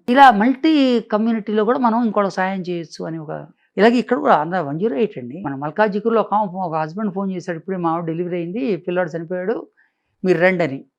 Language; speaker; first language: Telugu; native; Telugu